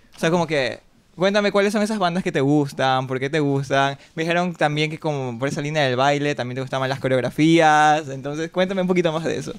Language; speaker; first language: Spanish; native; Spanish